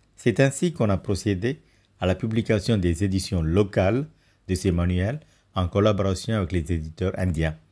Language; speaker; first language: French; non-native, fluent; Tamil